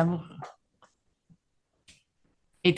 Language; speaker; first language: French; non-native, fluent; English